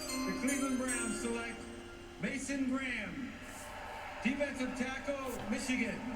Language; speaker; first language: English; native; English